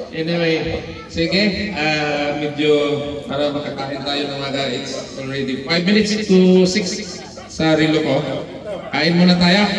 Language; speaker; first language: Filipino; non-native, local second language; Cebuano